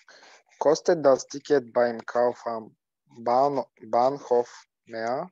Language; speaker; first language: German; non-native, learner; Turkish